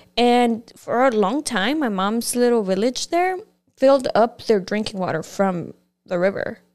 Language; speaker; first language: English; early bilingual, other home language; Spanish